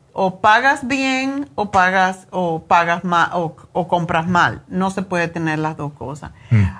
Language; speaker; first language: Spanish; native; Spanish